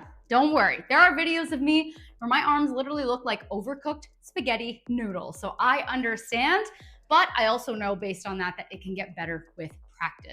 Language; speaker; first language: English; native; English